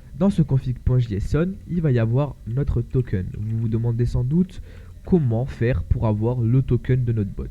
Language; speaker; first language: French; native; French